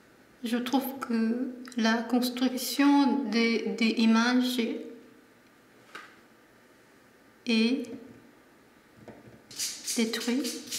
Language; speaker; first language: French; non-native, learner; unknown